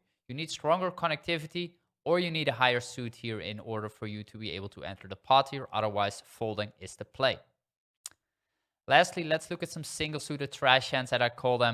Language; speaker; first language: English; non-native, fluent; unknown